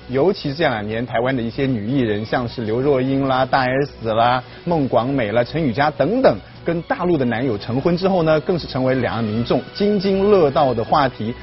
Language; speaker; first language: Chinese; native; Chinese